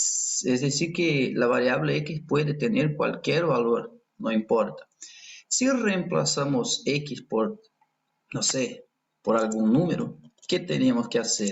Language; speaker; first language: Spanish; non-native, fluent; Portuguese